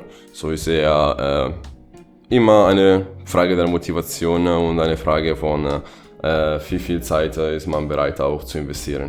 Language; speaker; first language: German; non-native, fluent; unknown